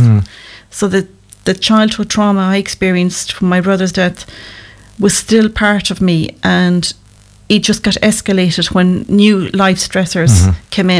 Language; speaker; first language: English; native; English